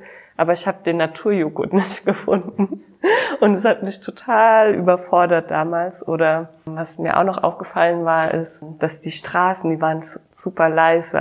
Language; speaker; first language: German; native; German